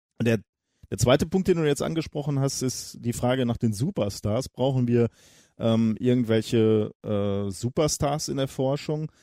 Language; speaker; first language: German; native; German